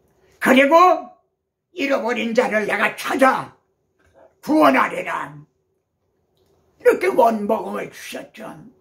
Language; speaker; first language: Korean; native; Korean